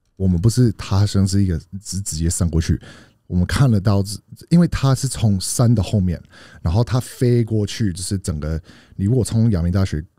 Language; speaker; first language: Chinese; early bilingual, heritage; Chinese